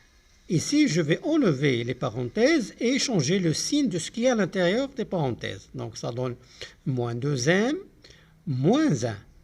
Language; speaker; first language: French; non-native, local second language; Arabic